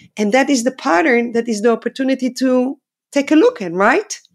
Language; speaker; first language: English; non-native, fluent; Hebrew